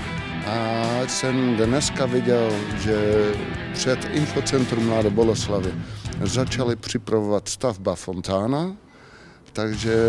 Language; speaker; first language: Czech; non-native, fluent; Dutch